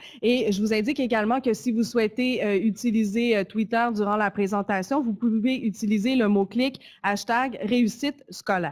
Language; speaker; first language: French; native; French